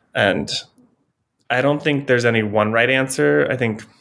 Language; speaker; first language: English; native; English